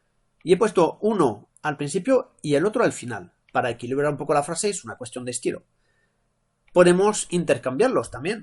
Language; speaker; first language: Spanish; non-native, fluent; French